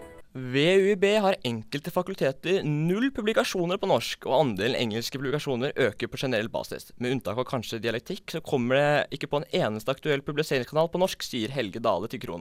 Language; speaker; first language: Norwegian; native; Norwegian